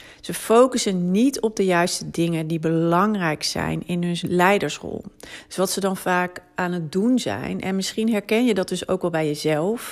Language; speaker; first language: Dutch; native; Dutch